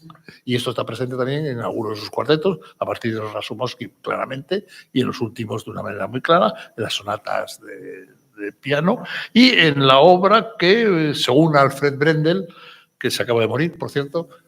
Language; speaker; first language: Spanish; native; Spanish